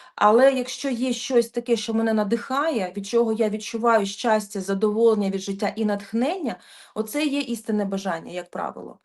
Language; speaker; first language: Ukrainian; non-native, local second language; Russian